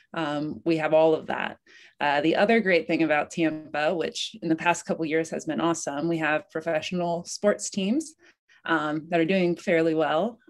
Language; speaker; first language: English; native; English